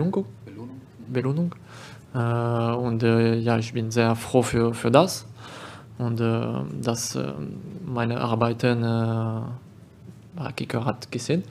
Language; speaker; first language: German; non-native, learner; French